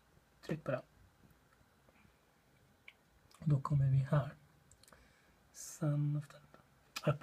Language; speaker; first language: Swedish; non-native, learner; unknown